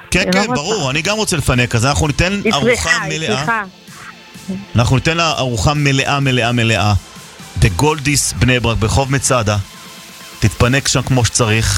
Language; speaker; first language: Hebrew; native; Hebrew